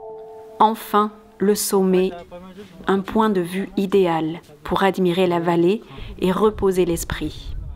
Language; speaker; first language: French; native; French